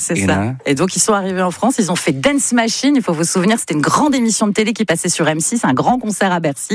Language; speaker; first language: French; native; French